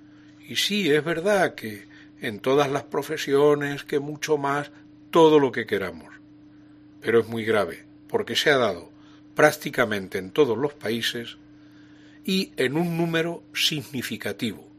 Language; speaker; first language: Spanish; native; Spanish